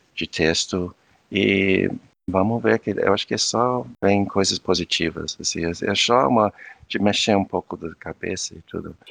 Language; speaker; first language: Portuguese; non-native, fluent; English